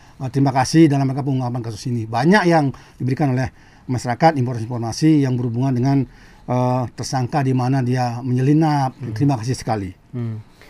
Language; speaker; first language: Indonesian; non-native, local second language; Balinese